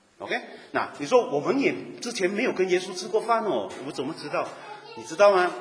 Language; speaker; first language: Chinese; native; Chinese